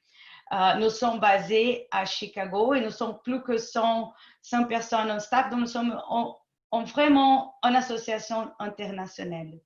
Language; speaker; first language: French; non-native, fluent; Portuguese